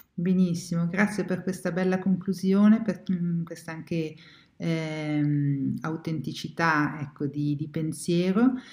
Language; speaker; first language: Italian; native; Italian